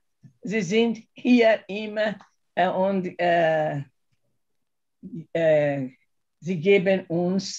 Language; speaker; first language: German; non-native, learner; Portuguese